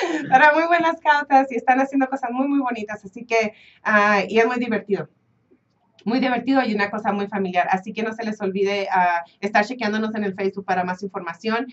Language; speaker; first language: Spanish; early bilingual, heritage; Spanish